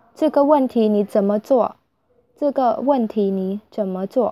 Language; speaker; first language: Chinese; non-native, learner; Khmer